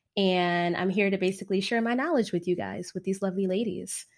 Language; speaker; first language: English; native; English